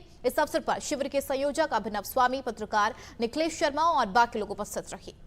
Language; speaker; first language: Hindi; native; Hindi